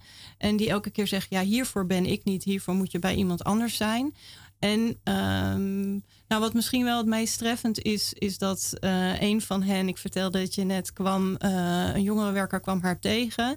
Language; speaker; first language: Dutch; native; Dutch